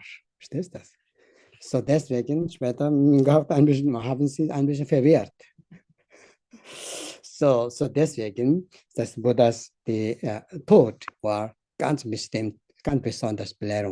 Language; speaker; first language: German; non-native, learner; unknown